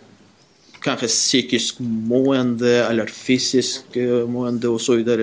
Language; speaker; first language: Swedish; non-native, fluent; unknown